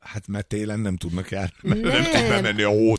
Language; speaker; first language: Hungarian; native; Hungarian